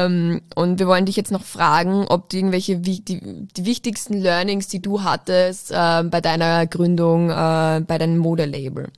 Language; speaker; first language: German; native; German